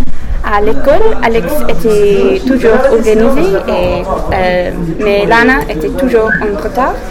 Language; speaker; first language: French; non-native, learner; English